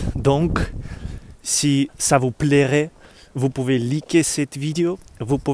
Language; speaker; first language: French; non-native, learner; Russian